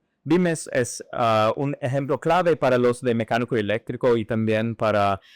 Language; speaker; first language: Spanish; non-native, fluent; English